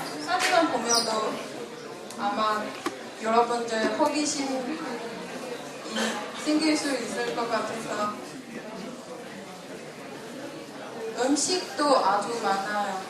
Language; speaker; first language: Korean; non-native, fluent; Chinese